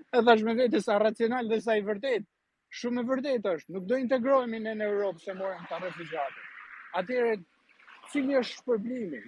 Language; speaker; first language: Albanian; native; Albanian